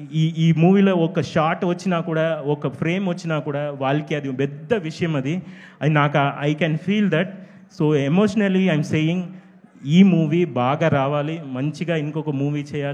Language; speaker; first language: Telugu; non-native, fluent; Tamil